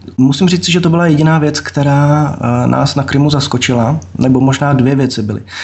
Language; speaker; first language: Czech; native; Czech